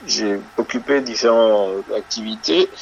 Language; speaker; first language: French; non-native, fluent; Spanish